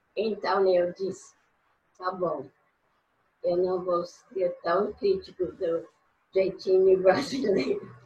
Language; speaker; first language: Portuguese; non-native, fluent; English